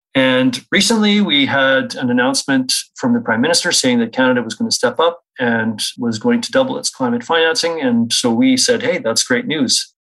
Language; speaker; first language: English; native; English